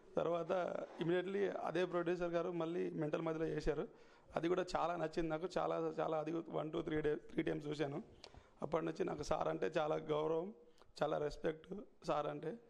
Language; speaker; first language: Telugu; native; Telugu